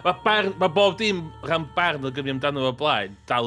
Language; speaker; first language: Welsh; native; Welsh